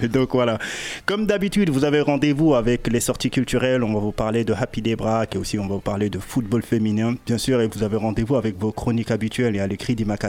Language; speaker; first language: French; native; French